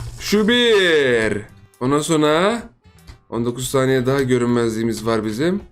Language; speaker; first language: Turkish; native; Turkish